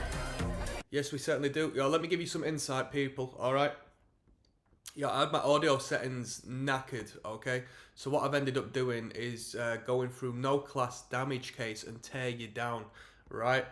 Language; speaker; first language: English; native; English